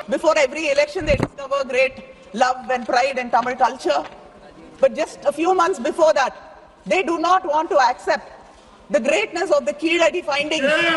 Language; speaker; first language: English; non-native, local second language; Tamil